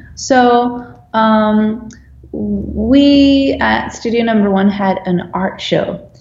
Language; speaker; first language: English; non-native, fluent; Dutch